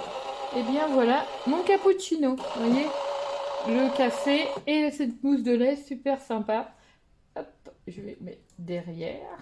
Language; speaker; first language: French; native; French